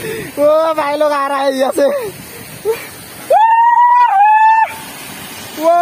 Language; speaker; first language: Hindi; non-native, local second language; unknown